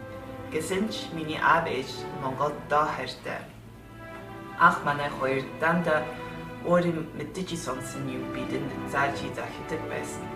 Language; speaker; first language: Mongolian; early bilingual, heritage; Mongolian